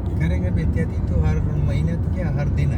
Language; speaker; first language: Hindi; non-native, local second language; Pashto